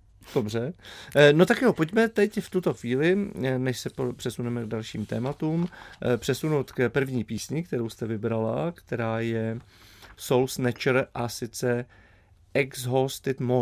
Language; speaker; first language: Czech; native; Czech